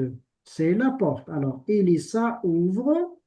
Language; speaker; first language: French; non-native, local second language; Arabic